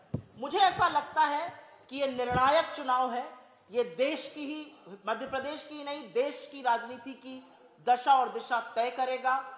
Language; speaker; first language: Hindi; native; Hindi